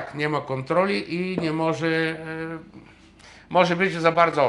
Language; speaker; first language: Polish; non-native, fluent; Bulgarian